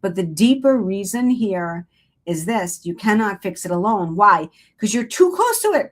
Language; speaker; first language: English; native; English